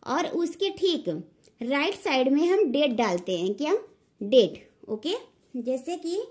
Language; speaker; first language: Hindi; native; Hindi